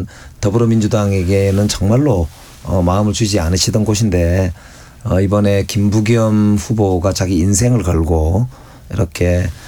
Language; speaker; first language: Korean; native; Korean